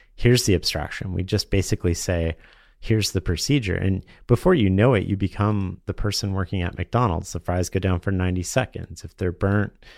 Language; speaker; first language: English; native; English